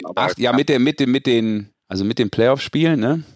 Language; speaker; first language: German; native; German